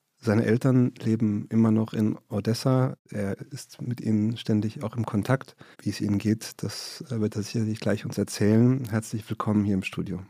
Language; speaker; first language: German; native; German